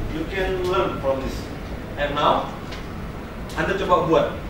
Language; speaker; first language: English; non-native, learner; Indonesian